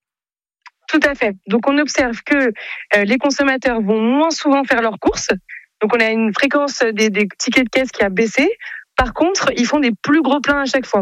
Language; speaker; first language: French; native; French